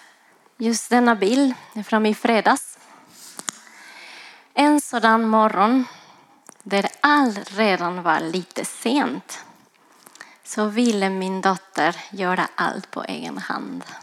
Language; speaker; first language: Swedish; non-native, fluent; Spanish